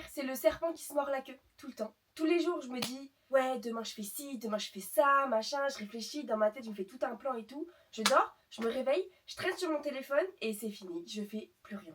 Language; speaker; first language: French; native; French